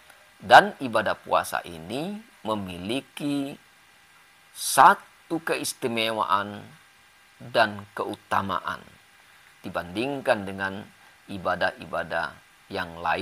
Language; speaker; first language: Indonesian; native; Indonesian